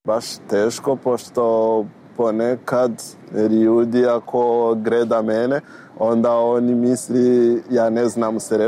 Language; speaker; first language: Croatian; non-native, learner; Rundi